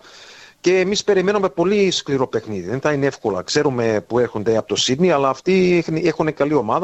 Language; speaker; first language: Greek; early bilingual, heritage; English